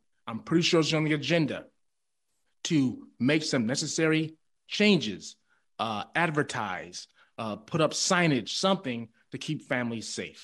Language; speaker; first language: English; native; English